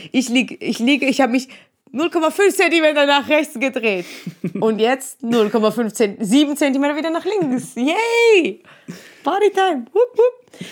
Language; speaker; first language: German; non-native, fluent; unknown